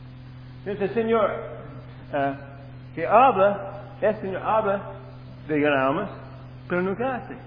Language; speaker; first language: Spanish; non-native, fluent; English